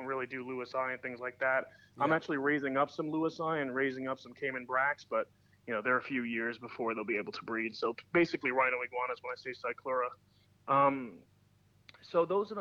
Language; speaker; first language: English; native; English